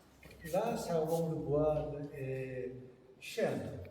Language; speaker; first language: French; non-native, fluent; Korean